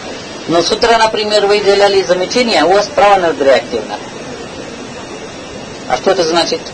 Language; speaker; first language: Russian; non-native, learner; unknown